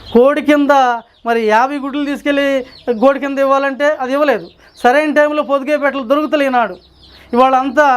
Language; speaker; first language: Telugu; native; Telugu